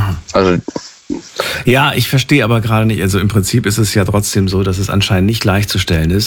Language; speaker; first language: German; native; German